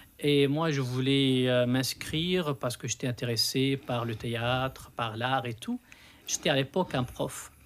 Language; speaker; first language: French; non-native, local second language; Arabic